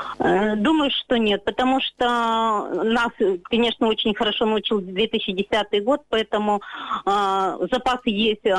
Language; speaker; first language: Russian; native; Russian